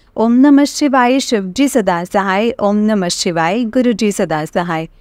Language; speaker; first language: Hindi; native; Hindi